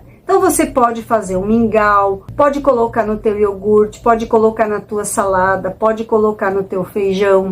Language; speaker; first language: Portuguese; native; Portuguese